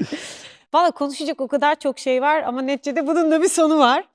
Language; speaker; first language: Turkish; native; Turkish